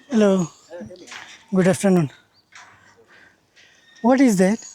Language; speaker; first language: English; non-native, fluent; Bangla